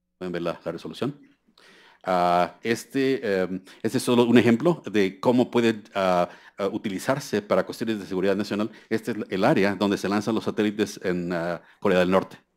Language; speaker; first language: Spanish; native; Spanish